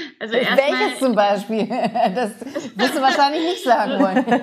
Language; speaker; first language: German; early bilingual, other home language; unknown